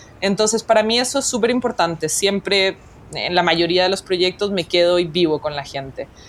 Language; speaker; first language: Spanish; native; Spanish